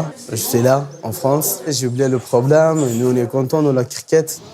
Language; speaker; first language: French; non-native, learner; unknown